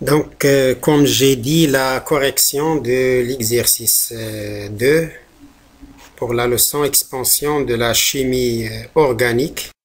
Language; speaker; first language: French; non-native, local second language; Arabic